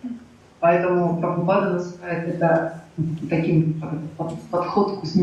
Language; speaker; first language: Russian; native; Russian